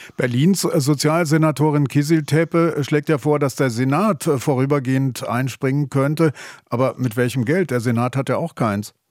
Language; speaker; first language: German; native; German